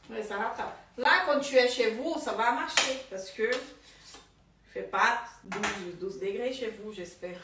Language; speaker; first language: French; non-native, fluent; Portuguese